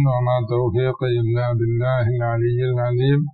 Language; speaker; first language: Arabic; non-native, fluent; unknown